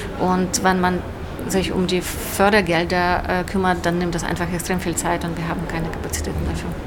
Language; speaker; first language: German; non-native, fluent; Ukrainian